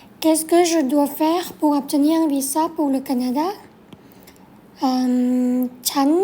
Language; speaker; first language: French; non-native, fluent; Thai